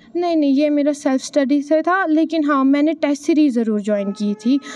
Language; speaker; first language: Hindi; native; Hindi